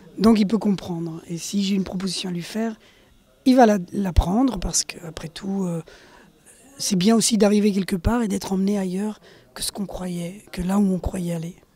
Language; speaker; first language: French; early bilingual, other home language; Spanish